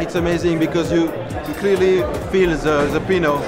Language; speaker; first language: English; non-native, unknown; French